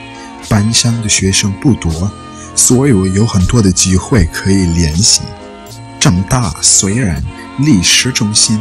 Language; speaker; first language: Chinese; non-native, learner; English